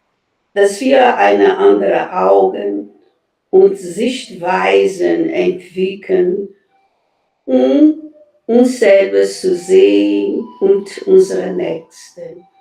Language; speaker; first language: German; non-native, fluent; Portuguese